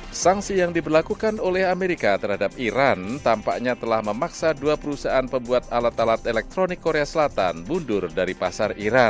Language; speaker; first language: Indonesian; native; Indonesian